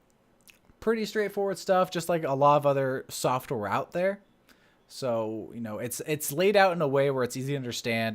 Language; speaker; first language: English; native; English